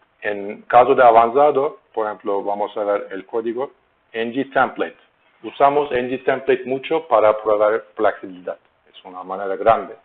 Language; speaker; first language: Spanish; non-native, learner; Turkish